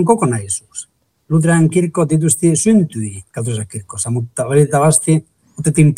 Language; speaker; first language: Finnish; non-native, fluent; Spanish